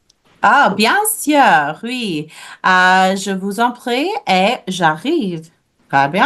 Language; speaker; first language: French; non-native, fluent; English